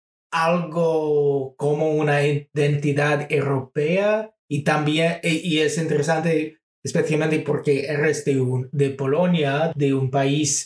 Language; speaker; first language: Spanish; non-native, fluent; English